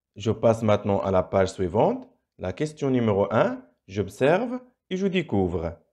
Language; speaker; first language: French; non-native, local second language; Arabic